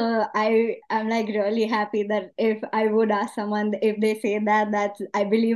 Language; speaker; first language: English; non-native, local second language; Hindi